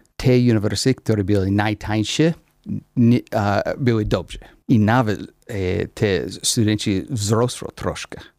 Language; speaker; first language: Polish; non-native, learner; English